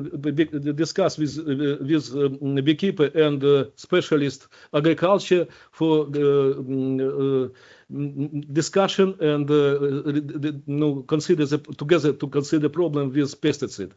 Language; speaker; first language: English; non-native, learner; Ukrainian